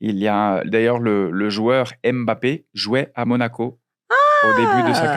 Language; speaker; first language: French; non-native, fluent; Portuguese